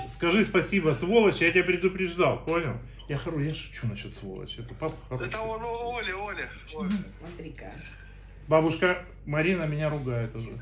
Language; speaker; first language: Russian; native; Russian